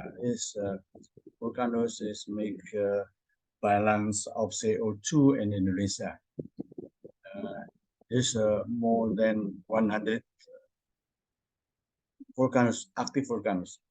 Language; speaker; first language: English; non-native, learner; Indonesian